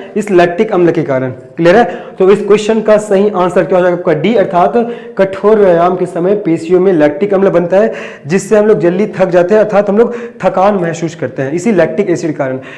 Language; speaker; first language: Hindi; native; Hindi